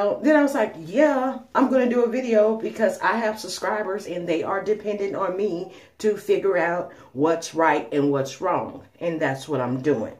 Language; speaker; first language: English; native; English